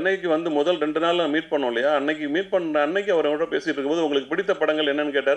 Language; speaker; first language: Tamil; native; Tamil